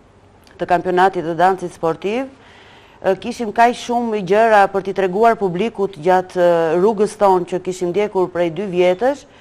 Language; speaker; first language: Albanian; native; Albanian